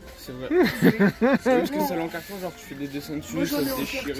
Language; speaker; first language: French; native; French